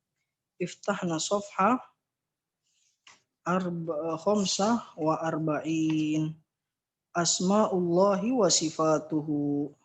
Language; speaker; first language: Arabic; non-native, fluent; Indonesian